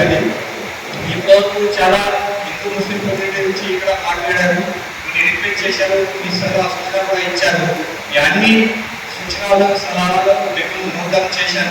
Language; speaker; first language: Telugu; non-native, fluent; Marathi